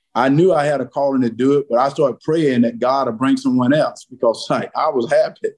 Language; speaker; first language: English; native; English